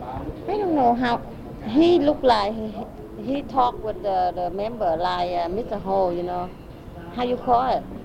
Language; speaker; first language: English; non-native, learner; Vietnamese